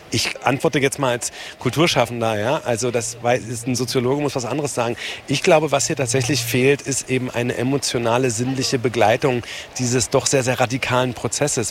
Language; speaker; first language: German; native; German